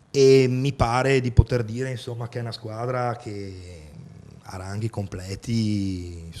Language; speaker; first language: Italian; native; Italian